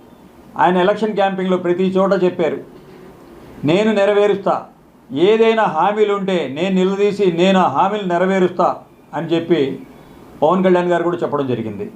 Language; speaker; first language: Telugu; native; Telugu